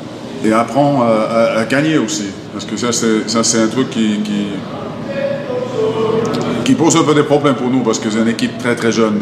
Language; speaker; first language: French; non-native, fluent; Finnish